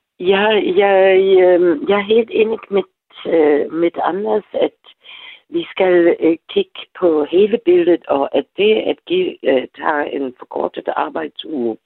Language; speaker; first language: Danish; non-native, fluent; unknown